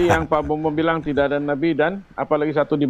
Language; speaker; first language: Indonesian; native; Indonesian